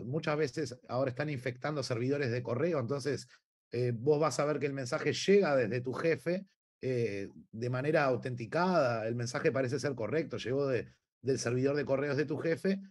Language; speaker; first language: Spanish; native; Spanish